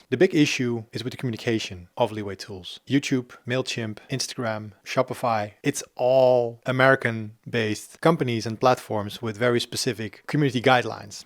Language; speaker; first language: English; non-native, fluent; Dutch